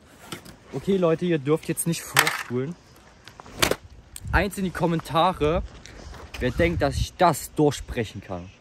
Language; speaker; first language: German; native; German